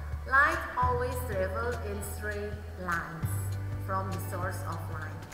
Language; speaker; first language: English; non-native, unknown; Indonesian